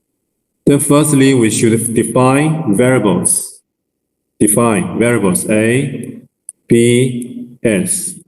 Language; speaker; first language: English; non-native, learner; Chinese